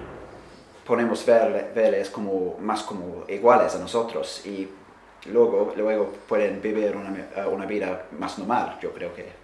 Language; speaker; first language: Spanish; non-native, fluent; English